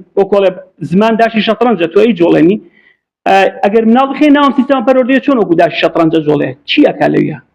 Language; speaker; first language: Central Kurdish; non-native, local second language; Gurani